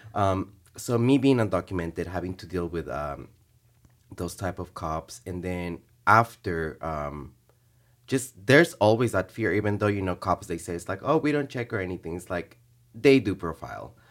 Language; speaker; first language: English; early bilingual, other home language; Spanish